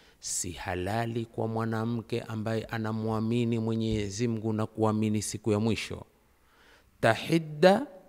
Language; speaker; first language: Swahili; native; Swahili